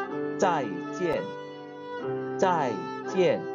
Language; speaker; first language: Chinese; non-native, fluent; Indonesian